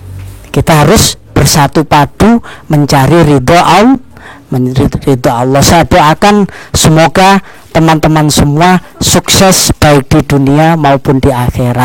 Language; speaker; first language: Indonesian; native; Indonesian